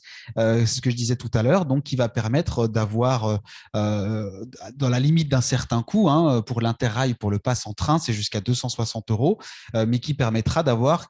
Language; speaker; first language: French; native; French